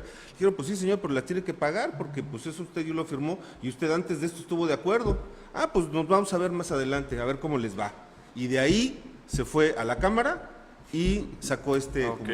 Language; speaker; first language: Spanish; native; Spanish